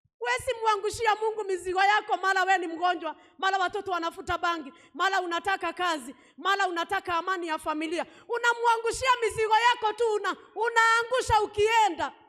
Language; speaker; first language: Swahili; non-native, local second language; Kikuyu